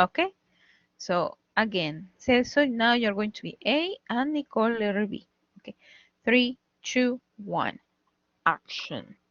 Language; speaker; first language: English; non-native, fluent; Spanish